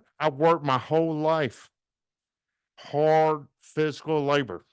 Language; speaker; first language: English; native; English